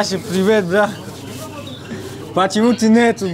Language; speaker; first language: Russian; non-native, learner; Tajik